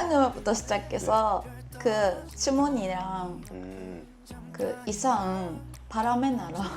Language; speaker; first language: Korean; non-native, fluent; Japanese